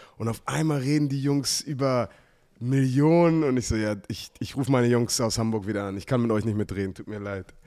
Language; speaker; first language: German; native; German